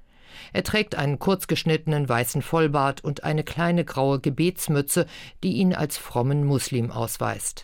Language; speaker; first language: German; native; German